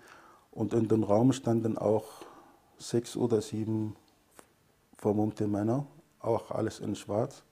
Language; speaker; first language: German; non-native, fluent; Arabic